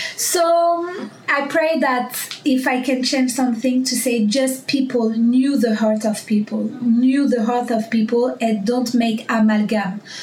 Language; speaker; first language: English; non-native, learner; French